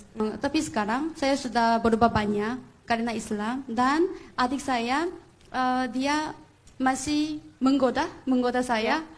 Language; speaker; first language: Indonesian; non-native, fluent; Korean